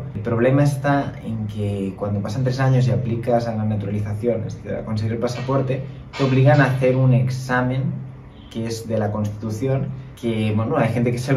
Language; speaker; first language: Spanish; native; Spanish